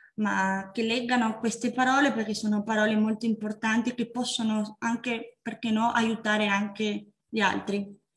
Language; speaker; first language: Italian; non-native, fluent; Spanish